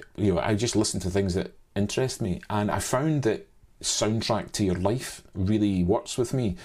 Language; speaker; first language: English; native; English